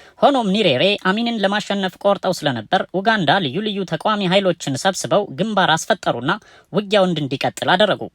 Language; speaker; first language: Amharic; native; Amharic